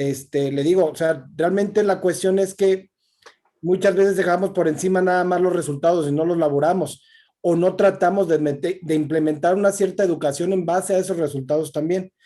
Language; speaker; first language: Spanish; native; Spanish